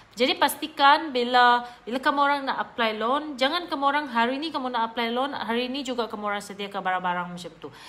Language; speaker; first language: Malay; native; Malay